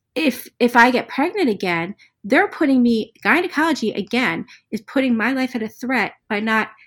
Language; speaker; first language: English; native; English